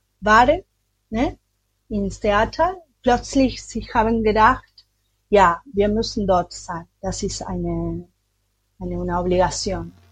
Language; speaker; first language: German; non-native, learner; Spanish